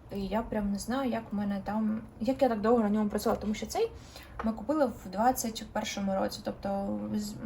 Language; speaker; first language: Ukrainian; non-native, local second language; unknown